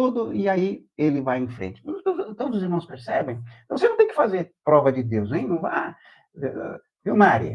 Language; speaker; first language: Portuguese; native; Portuguese